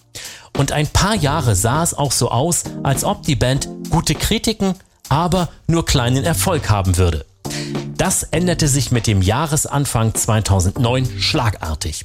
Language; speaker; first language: German; native; German